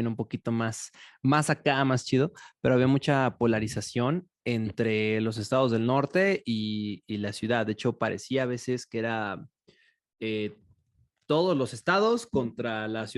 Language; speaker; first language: Spanish; native; Spanish